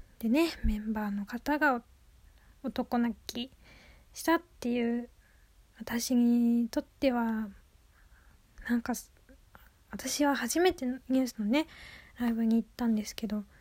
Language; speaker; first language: Japanese; native; Japanese